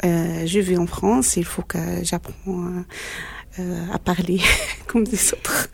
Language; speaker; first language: French; non-native, learner; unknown